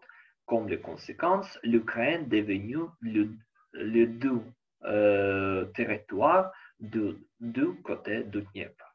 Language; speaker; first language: French; non-native, learner; Ukrainian